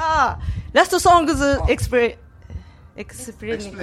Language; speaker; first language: English; non-native, learner; Japanese